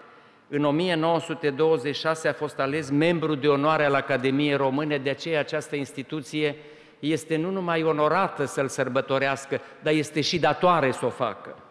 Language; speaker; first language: Romanian; native; Romanian